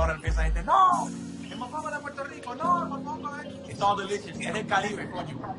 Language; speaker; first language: Spanish; early bilingual, heritage; Spanish